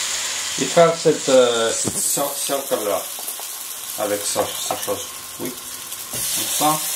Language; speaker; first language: French; non-native, learner; Russian